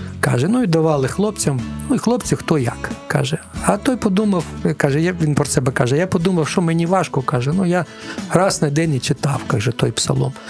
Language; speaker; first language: Ukrainian; non-native, local second language; Russian